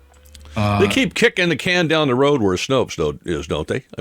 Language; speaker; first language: English; native; English